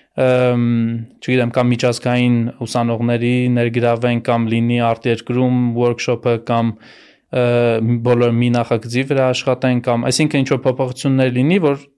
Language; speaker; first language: Armenian; native; Armenian